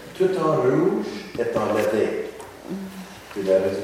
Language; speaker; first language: French; non-native, local second language; English